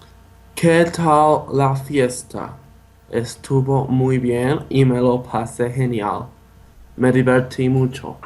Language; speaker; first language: Spanish; non-native, learner; English